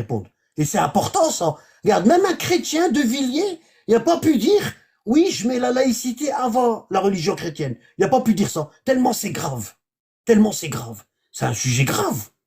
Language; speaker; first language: French; native; French